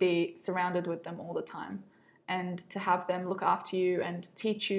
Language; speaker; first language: English; non-native, fluent; Arabic